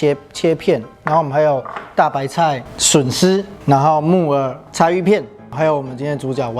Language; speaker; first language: Chinese; native; Chinese